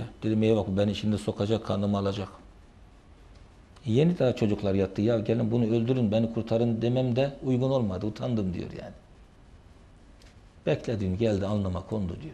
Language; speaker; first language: Turkish; native; Turkish